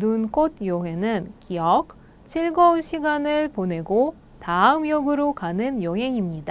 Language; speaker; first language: Korean; non-native, fluent; Russian